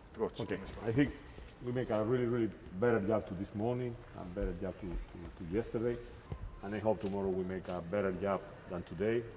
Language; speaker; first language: English; non-native, learner; Spanish